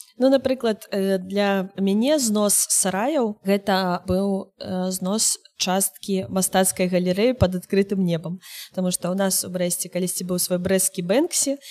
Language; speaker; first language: Belarusian; non-native, local second language; Russian